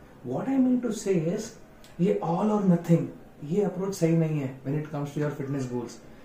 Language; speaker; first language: English; non-native, local second language; Hindi